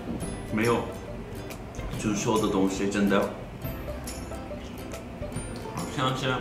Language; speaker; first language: Chinese; non-native, fluent; Turkish